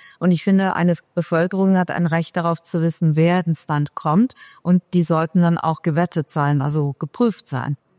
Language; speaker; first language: German; early bilingual, other home language; Persian